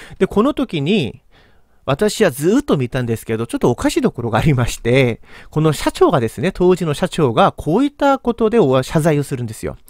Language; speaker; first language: Japanese; non-native, fluent; Korean